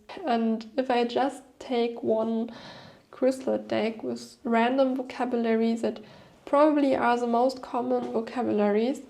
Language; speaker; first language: English; non-native, fluent; German